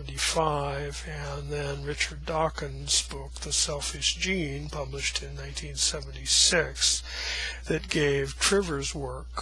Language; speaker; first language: English; native; English